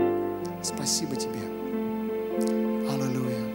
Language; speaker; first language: Russian; native; Russian